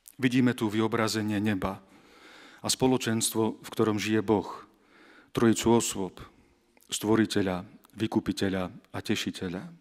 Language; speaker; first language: Slovak; native; Slovak